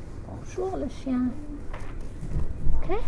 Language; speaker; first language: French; non-native, fluent; English